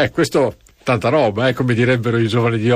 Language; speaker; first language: Italian; native; Italian